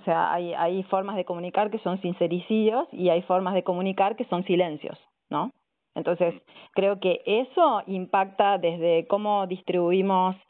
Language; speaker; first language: Spanish; native; Spanish